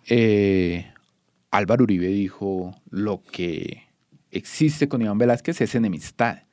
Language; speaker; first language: Spanish; native; Spanish